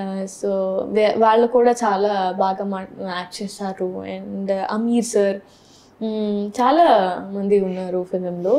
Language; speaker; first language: Telugu; non-native, learner; Tamil